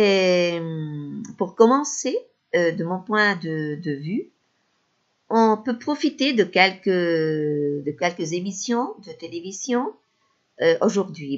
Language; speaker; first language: French; non-native, fluent; Spanish